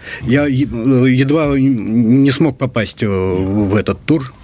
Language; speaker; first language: Russian; native; Russian